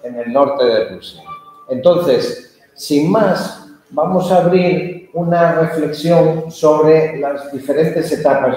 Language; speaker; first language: Spanish; early bilingual, heritage; Spanish